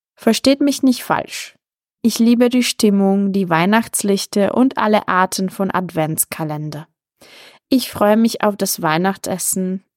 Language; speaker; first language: German; non-native, fluent; Czech